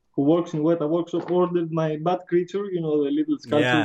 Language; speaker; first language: English; non-native, fluent; Greek